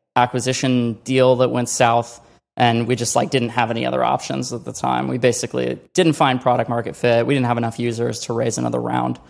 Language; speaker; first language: English; native; English